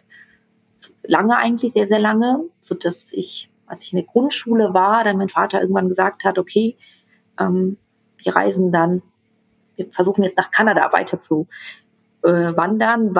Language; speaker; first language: German; early bilingual, other home language; Tamil